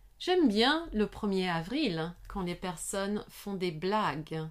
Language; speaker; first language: French; non-native, learner; English